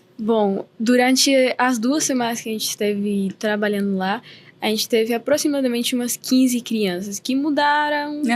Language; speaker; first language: Portuguese; non-native, fluent; Spanish